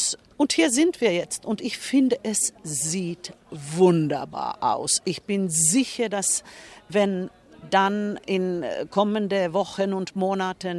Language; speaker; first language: German; non-native, fluent; Finnish